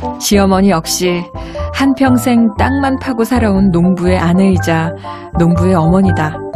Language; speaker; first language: Korean; native; Korean